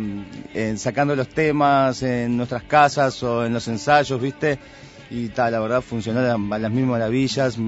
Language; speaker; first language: Spanish; native; Spanish